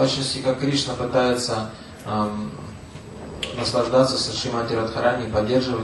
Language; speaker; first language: Russian; native; Russian